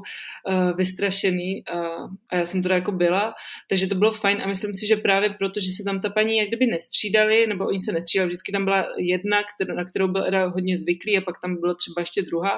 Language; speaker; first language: Czech; native; Czech